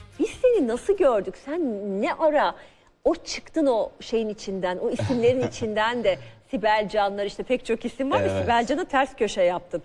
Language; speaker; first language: Turkish; native; Turkish